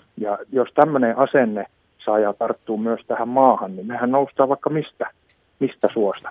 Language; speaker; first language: Finnish; native; Finnish